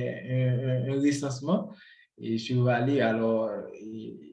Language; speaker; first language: French; non-native, local second language; Haitian Creole